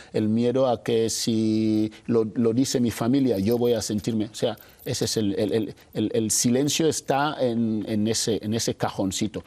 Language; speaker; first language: Spanish; non-native, local second language; Fang